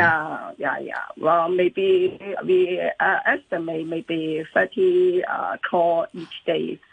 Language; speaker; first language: English; non-native, local second language; Cantonese